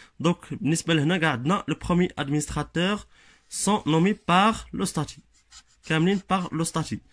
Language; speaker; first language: French; non-native, local second language; Arabic